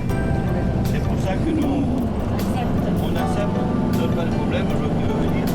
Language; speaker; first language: French; non-native, learner; Spanish